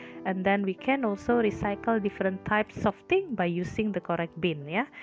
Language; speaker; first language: English; non-native, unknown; Indonesian